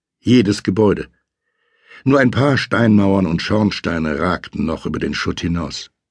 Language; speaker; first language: German; native; German